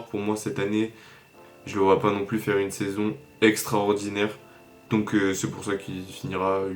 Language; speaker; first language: French; native; French